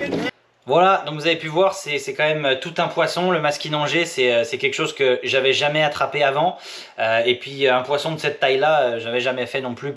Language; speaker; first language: French; native; French